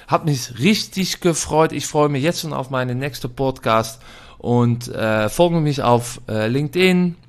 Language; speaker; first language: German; non-native, fluent; Dutch